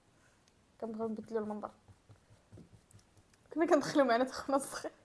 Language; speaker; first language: Arabic; native; Arabic